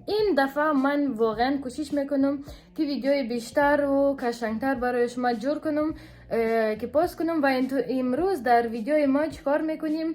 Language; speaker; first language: Persian; early bilingual, heritage; Persian